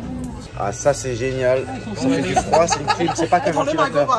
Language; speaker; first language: French; native; French